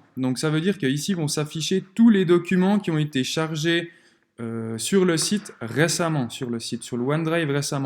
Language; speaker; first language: French; native; French